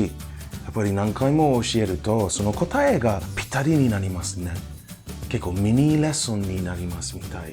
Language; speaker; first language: Japanese; non-native, fluent; English